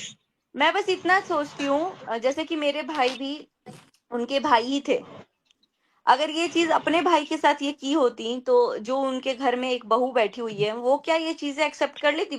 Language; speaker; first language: Hindi; native; Hindi